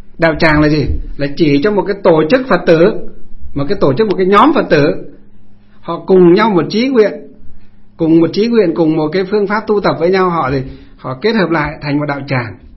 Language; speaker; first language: Vietnamese; native; Vietnamese